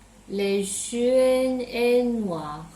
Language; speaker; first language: French; non-native, learner; Chinese